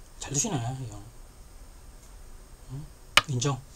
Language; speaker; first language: Korean; native; Korean